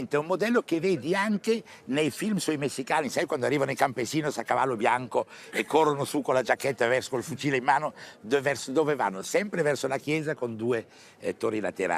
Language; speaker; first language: Italian; native; Italian